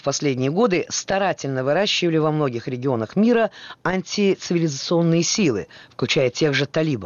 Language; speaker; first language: Russian; native; Russian